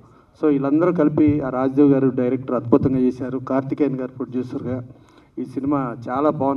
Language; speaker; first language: Telugu; native; Telugu